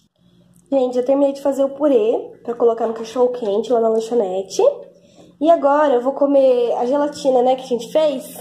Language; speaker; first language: Portuguese; native; Portuguese